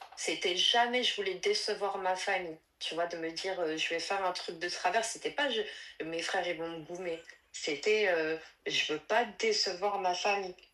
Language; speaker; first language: French; native; French